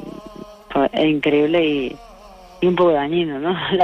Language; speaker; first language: Spanish; native; Spanish